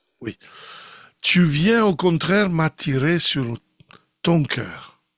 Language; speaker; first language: French; non-native, fluent; Italian